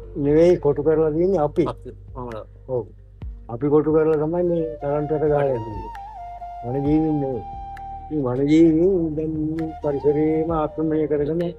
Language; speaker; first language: Sinhala; native; Sinhala